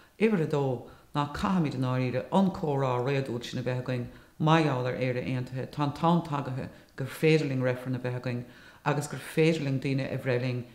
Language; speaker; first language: Irish; native; Irish